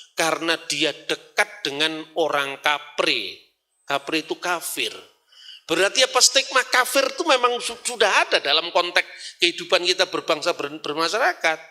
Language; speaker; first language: Indonesian; non-native, local second language; Javanese